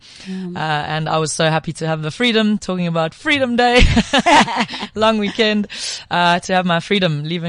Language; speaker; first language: English; native; English